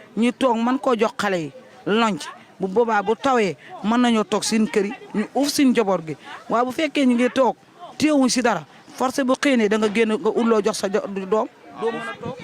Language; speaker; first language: Wolof; native; Wolof